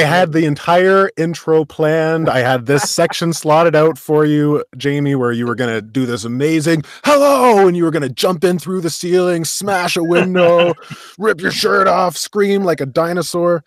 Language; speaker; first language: English; native; English